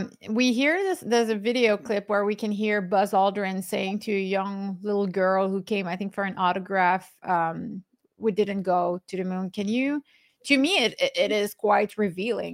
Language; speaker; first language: English; non-native, fluent; French